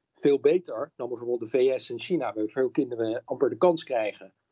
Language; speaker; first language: Dutch; native; Dutch